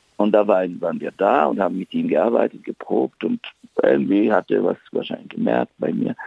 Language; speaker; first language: German; non-native, fluent; Bulgarian